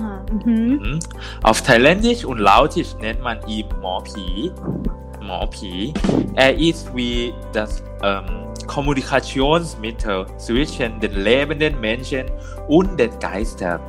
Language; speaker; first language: German; non-native, learner; Thai